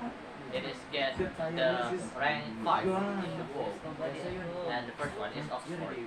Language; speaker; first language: English; non-native, learner; Indonesian